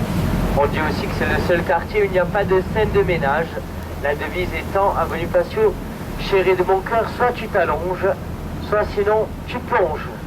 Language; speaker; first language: French; native; French